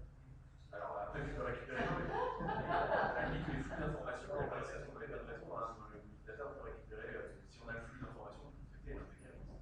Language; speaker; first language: French; native; French